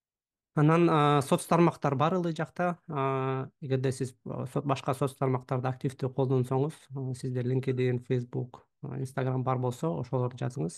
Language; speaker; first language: Kyrgyz; native; Kyrgyz